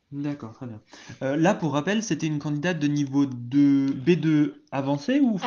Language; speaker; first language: French; native; French